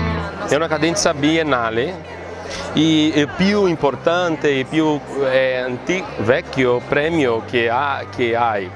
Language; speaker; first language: Italian; non-native, learner; Portuguese